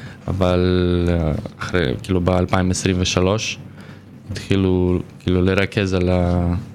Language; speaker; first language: Hebrew; non-native, fluent; Ukrainian